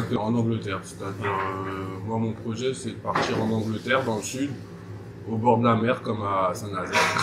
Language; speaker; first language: French; native; French